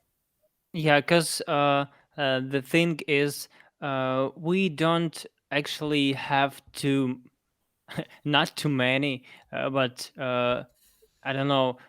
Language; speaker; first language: English; non-native, fluent; Russian